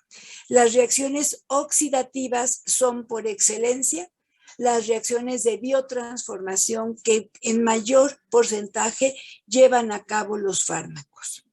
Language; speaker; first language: Spanish; native; Spanish